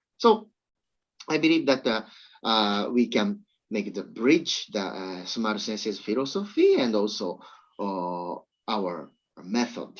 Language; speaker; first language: English; non-native, learner; Japanese